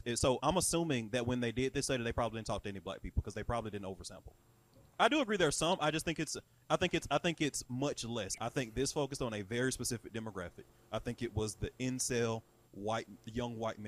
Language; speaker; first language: English; native; English